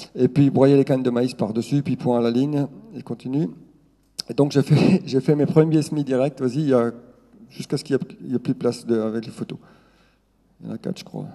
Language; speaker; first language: French; non-native, local second language; Swiss German